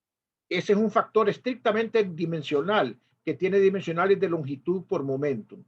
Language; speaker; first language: Spanish; native; Spanish